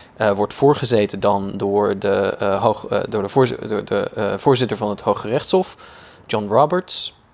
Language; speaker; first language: Dutch; native; Dutch